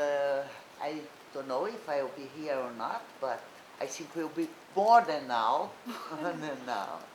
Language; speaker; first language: English; non-native, learner; Portuguese